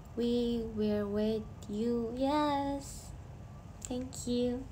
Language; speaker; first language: English; non-native, learner; Japanese